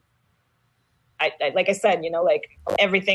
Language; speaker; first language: English; non-native, fluent; Hebrew